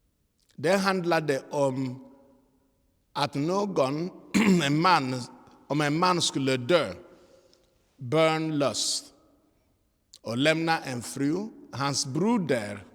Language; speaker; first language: Swedish; non-native, fluent; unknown